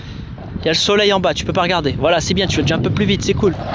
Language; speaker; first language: French; native; French